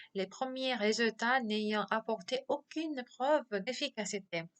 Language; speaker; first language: French; non-native, fluent; Korean